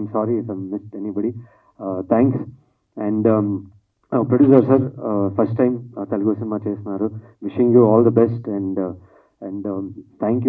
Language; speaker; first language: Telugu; non-native, learner; Kannada